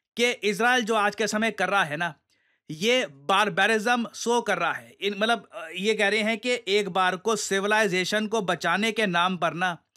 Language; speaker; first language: Hindi; native; Hindi